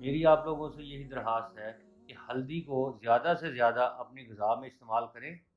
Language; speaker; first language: Urdu; non-native, local second language; Punjabi